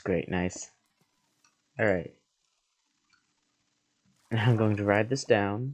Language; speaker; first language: English; native; English